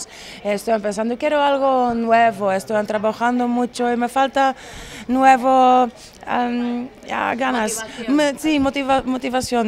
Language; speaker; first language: Spanish; non-native, learner; Italian